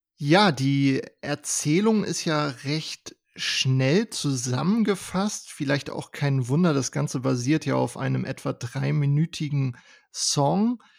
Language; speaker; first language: German; native; German